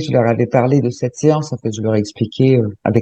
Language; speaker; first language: French; native; French